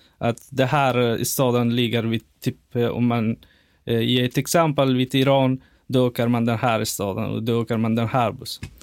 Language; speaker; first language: Swedish; non-native, fluent; Persian